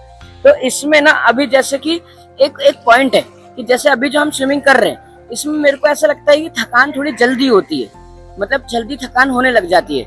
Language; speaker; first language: Hindi; native; Hindi